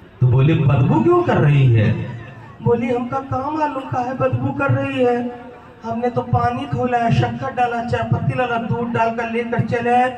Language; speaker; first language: Hindi; native; Hindi